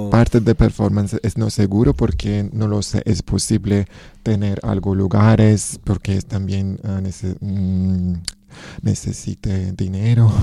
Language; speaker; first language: Spanish; non-native, learner; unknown